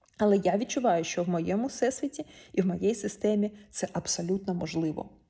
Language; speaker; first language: Ukrainian; non-native, local second language; Russian